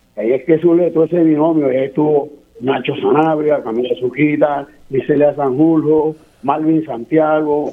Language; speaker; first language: Spanish; native; Spanish